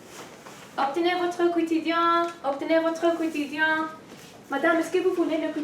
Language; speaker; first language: French; non-native, learner; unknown